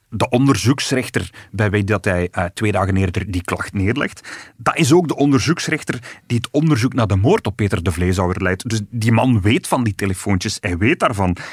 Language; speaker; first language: Dutch; native; Dutch